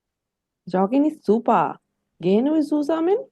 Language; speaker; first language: German; non-native, learner; Bangla